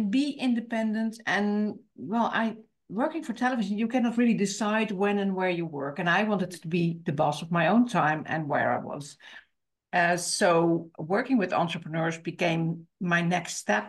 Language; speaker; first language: English; non-native, fluent; Dutch